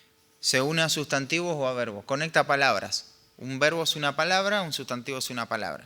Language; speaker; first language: Spanish; native; Spanish